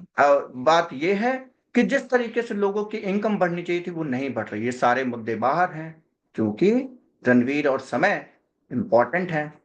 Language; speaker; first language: Hindi; native; Hindi